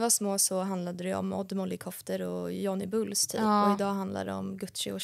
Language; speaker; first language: Swedish; native; Swedish